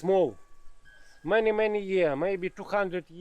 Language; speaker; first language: English; non-native, learner; Russian